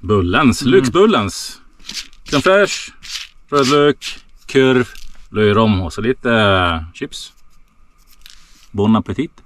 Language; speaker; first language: Swedish; native; Swedish